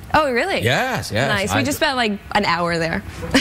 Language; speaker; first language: English; non-native, fluent; Spanish